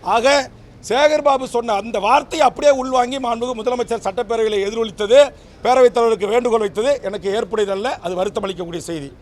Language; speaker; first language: Tamil; native; Tamil